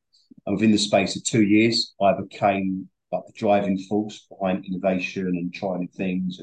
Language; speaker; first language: English; native; English